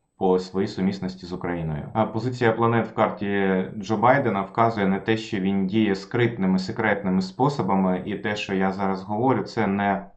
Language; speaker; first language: Ukrainian; non-native, local second language; Russian